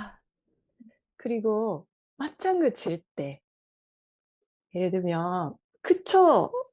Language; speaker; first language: Korean; non-native, fluent; Japanese